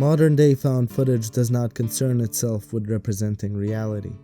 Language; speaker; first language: English; native; English